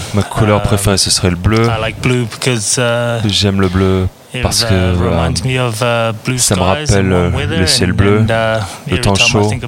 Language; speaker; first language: French; non-native, learner; English